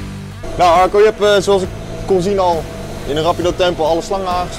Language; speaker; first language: Dutch; native; Dutch